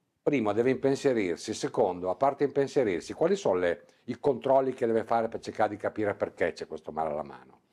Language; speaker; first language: Italian; native; Italian